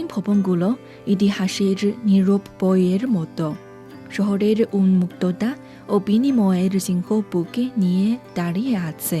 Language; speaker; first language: Bangla; non-native, fluent; Chinese